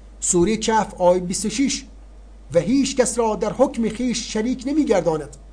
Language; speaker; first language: Persian; native; Persian